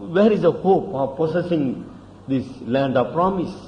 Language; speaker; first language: English; non-native, local second language; Tamil